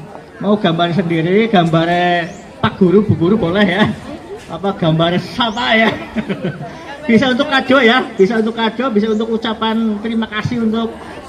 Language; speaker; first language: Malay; non-native, local second language; Javanese